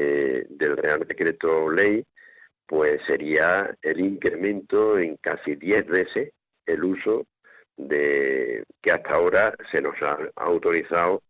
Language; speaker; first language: Spanish; native; Spanish